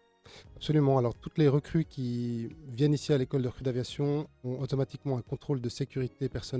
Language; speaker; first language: French; native; French